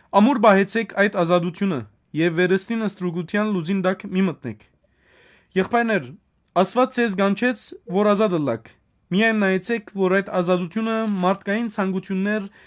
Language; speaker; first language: Armenian; native; Armenian